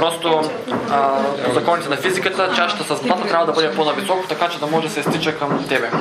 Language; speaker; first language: Bulgarian; native; Bulgarian